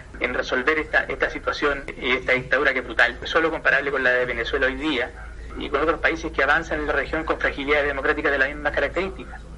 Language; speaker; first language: Spanish; native; Spanish